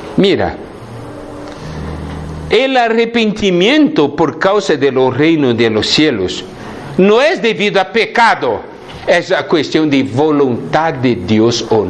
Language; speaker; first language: Spanish; non-native, fluent; Portuguese